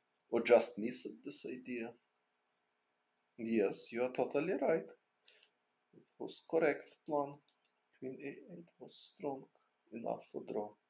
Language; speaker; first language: English; non-native, fluent; Ukrainian